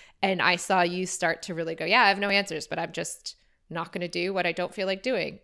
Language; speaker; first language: English; native; English